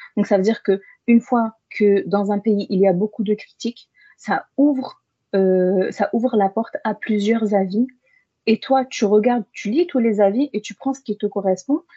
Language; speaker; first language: French; early bilingual, other home language; Arabic